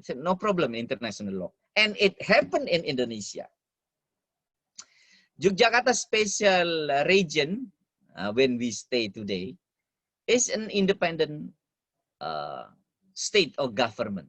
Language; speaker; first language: English; non-native, fluent; Indonesian